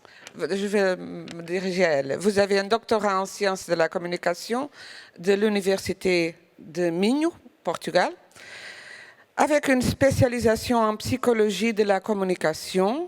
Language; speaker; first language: French; non-native, fluent; Portuguese